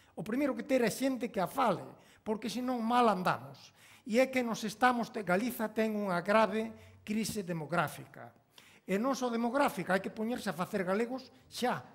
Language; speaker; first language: Galician; native; Galician